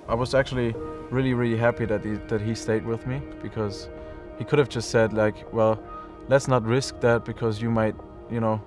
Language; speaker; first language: English; non-native, fluent; German